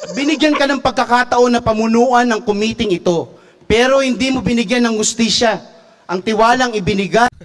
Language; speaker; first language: Filipino; native; Filipino